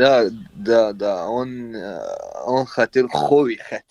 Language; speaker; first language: Russian; non-native, learner; Arabic